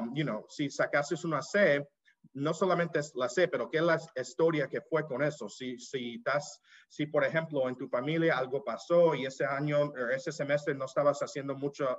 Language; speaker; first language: Spanish; early bilingual, heritage; Spanish